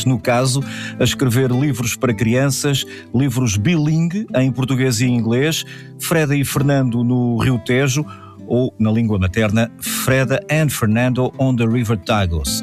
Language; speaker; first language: Portuguese; native; Portuguese